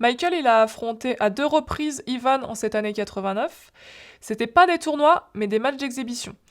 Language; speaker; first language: French; native; French